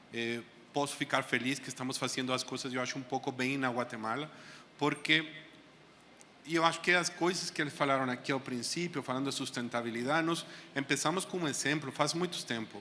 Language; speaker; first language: Portuguese; non-native, fluent; Spanish